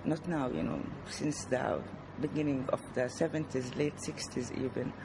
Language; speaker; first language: English; non-native, fluent; Arabic